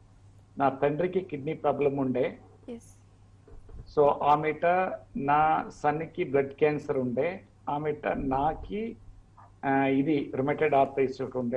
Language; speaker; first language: Telugu; non-native, learner; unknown